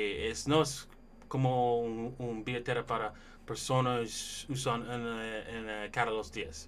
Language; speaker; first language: Spanish; non-native, learner; English